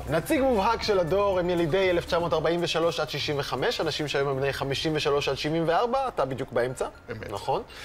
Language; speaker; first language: Hebrew; native; Hebrew